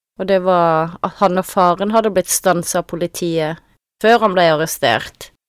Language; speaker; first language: Norwegian; native; Norwegian